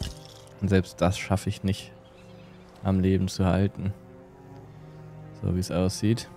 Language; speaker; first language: German; native; German